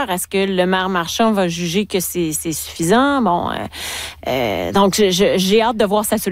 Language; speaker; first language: French; native; French